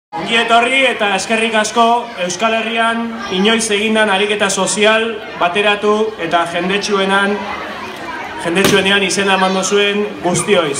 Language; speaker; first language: Basque; native; Basque